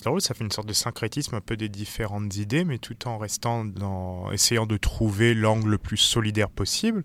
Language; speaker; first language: French; native; French